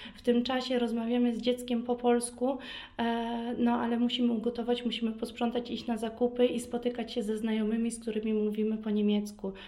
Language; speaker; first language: Polish; early bilingual, heritage; Polish